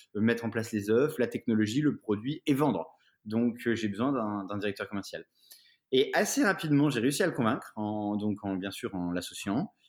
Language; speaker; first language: French; native; French